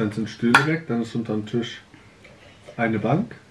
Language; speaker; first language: German; native; German